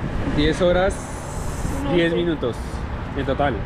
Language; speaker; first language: Spanish; native; Spanish